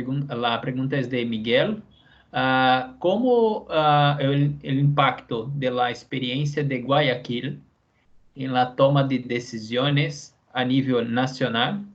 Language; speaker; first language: Spanish; non-native, fluent; Portuguese